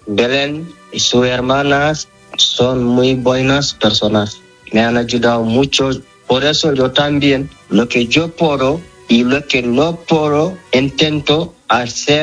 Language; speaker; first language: Spanish; non-native, learner; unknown